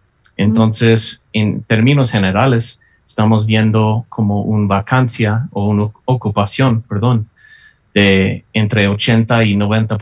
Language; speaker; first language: Spanish; non-native, fluent; English